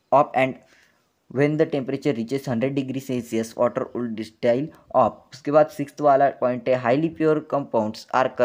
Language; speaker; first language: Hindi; non-native, local second language; Marathi